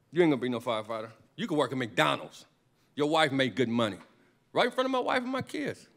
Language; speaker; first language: English; native; English